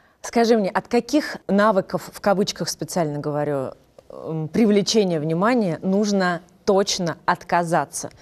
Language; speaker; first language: Russian; native; Russian